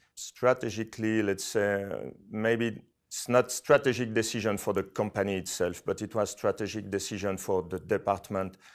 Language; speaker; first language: English; non-native, fluent; French